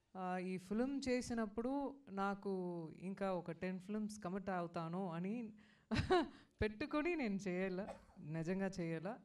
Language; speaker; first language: Telugu; non-native, local second language; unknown